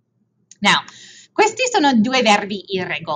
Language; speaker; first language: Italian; non-native, fluent; English